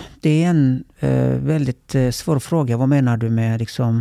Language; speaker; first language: Swedish; early bilingual, other home language; Turkish